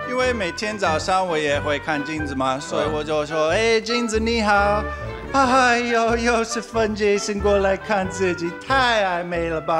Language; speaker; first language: Chinese; non-native, fluent; English